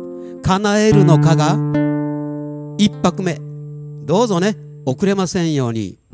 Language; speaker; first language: Japanese; native; Japanese